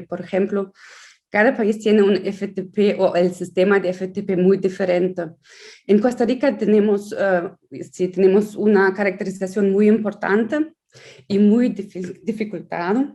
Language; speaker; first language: Spanish; non-native, fluent; German